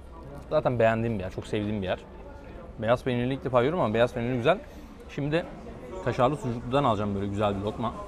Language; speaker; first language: Turkish; native; Turkish